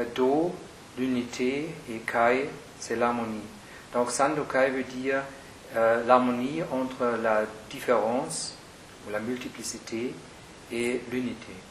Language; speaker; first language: French; non-native, fluent; German